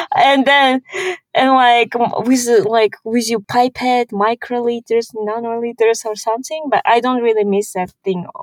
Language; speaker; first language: English; non-native, fluent; Kazakh